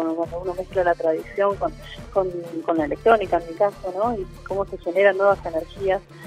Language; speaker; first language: Spanish; native; Spanish